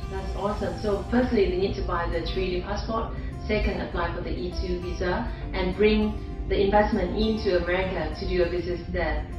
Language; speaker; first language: English; non-native, fluent; Vietnamese